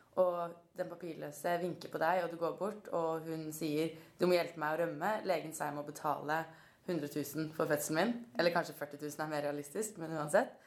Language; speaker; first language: Norwegian; native; Norwegian